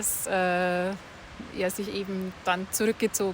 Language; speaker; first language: German; native; German